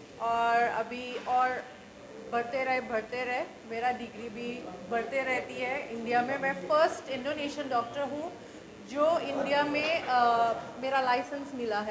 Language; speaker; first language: Hindi; non-native, learner; Indonesian